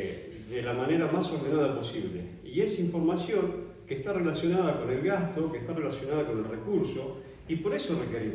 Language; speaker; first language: Spanish; native; Spanish